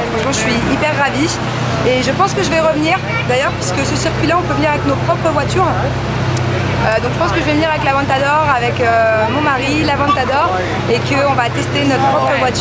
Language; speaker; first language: French; native; French